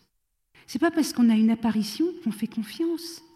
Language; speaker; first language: French; native; French